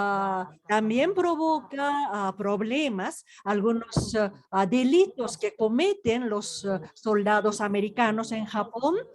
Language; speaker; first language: Spanish; non-native, fluent; Japanese